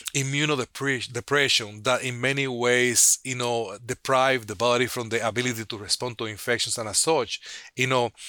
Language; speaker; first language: English; non-native, fluent; Spanish